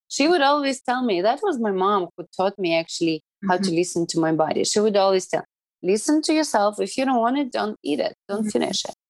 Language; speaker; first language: English; non-native, fluent; Russian